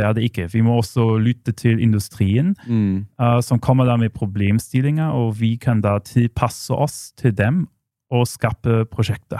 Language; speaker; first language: Norwegian; non-native, fluent; German